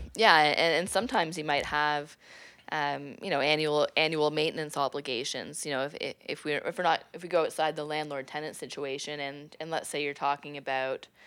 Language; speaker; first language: English; native; English